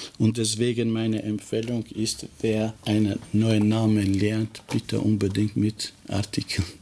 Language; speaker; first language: German; non-native, fluent; Albanian